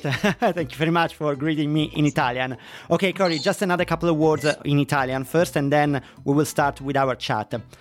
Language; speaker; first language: English; non-native, fluent; Italian